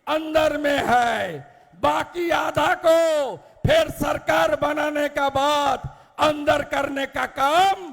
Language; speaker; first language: Hindi; non-native, local second language; Bangla